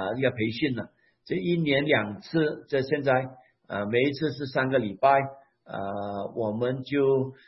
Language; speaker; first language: Chinese; non-native, local second language; Hakka Chinese